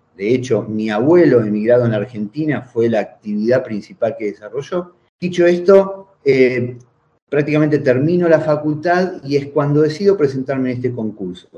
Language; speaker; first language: Spanish; native; Spanish